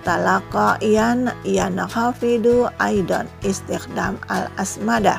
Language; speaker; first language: Arabic; non-native, fluent; Indonesian